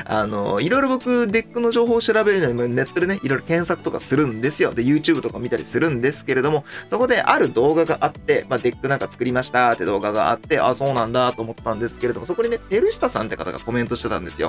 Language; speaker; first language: Japanese; native; Japanese